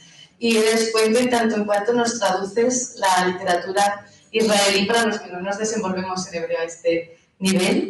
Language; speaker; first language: Spanish; native; Spanish